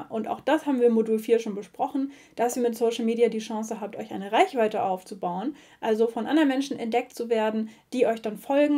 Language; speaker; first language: German; native; German